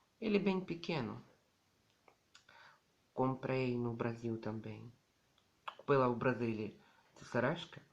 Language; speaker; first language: Portuguese; non-native, learner; Ukrainian